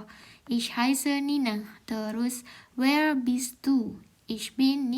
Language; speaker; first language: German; non-native, learner; Indonesian